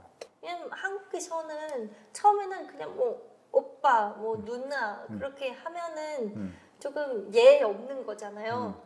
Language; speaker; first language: Korean; non-native, fluent; Vietnamese